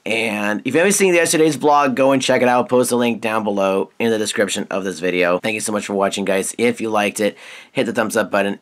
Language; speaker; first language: English; native; English